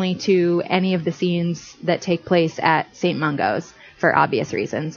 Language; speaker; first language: English; native; English